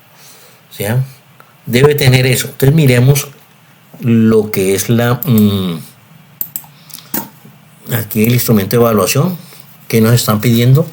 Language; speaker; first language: Spanish; native; Spanish